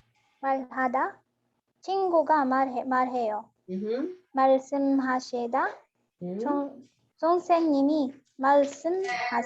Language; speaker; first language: Korean; non-native, learner; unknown